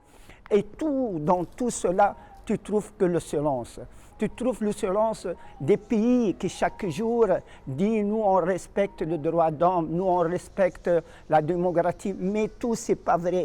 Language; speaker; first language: French; non-native, local second language; Arabic